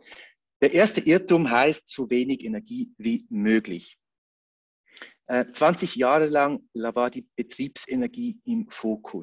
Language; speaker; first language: German; native; German